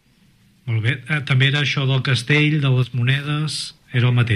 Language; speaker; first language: Catalan; native; Catalan